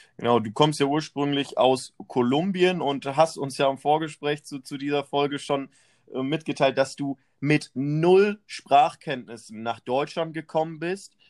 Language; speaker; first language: German; native; German